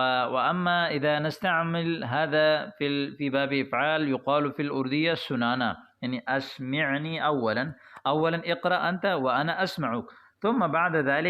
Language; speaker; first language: Arabic; non-native, fluent; Urdu